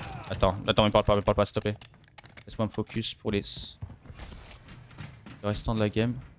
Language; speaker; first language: French; native; French